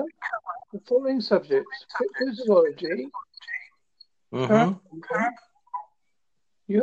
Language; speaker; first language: English; native; English